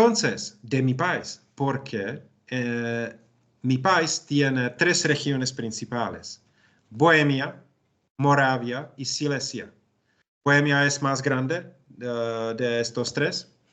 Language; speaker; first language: Spanish; non-native, learner; Czech